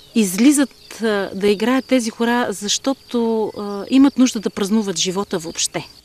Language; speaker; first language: Bulgarian; non-native, local second language; Romanian